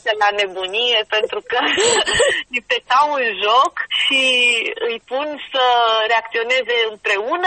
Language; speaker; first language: Romanian; native; Romanian